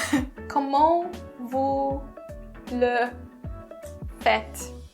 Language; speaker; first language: French; non-native, learner; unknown